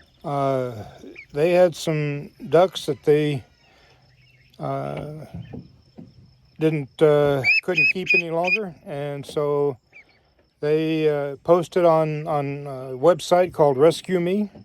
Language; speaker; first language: English; native; English